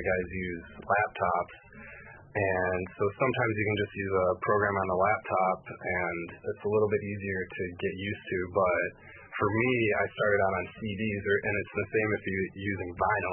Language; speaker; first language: English; native; English